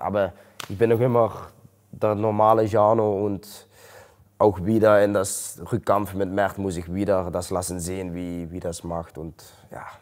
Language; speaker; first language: German; non-native, learner; Dutch